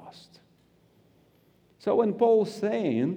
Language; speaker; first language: English; non-native, fluent; Russian